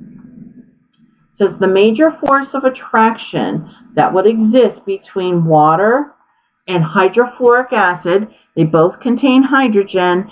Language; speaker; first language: English; native; English